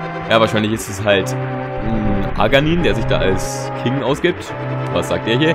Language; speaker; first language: German; native; German